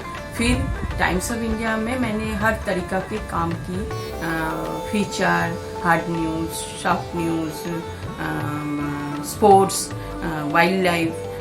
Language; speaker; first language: Hindi; non-native, local second language; Bangla